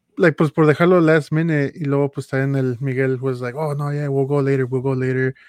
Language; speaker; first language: Spanish; early bilingual, other home language; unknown